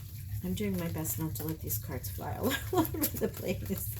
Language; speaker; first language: English; native; English